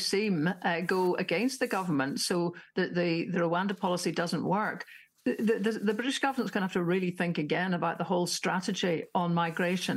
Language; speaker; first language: English; native; English